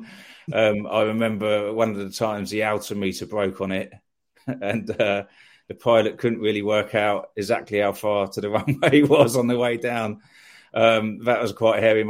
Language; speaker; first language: English; native; English